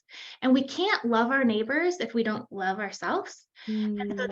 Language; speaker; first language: English; native; English